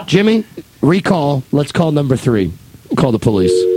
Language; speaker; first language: English; native; English